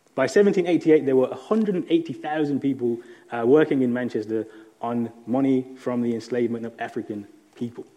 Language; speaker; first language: English; native; English